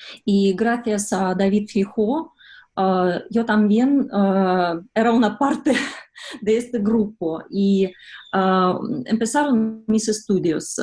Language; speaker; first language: Spanish; non-native, fluent; Russian